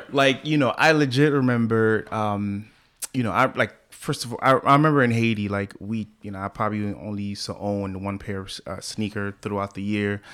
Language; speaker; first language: English; early bilingual, other home language; Haitian Creole